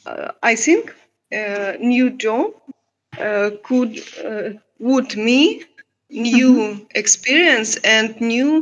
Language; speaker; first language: English; non-native, learner; Russian